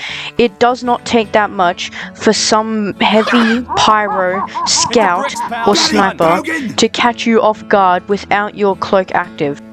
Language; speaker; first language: English; native; English